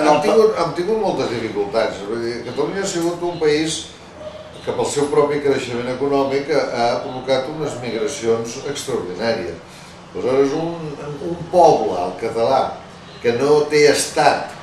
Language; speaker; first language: Catalan; native; Catalan